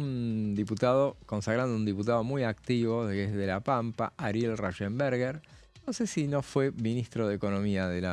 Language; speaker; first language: Spanish; native; Spanish